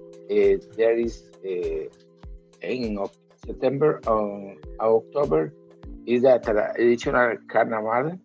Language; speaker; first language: English; non-native, learner; Spanish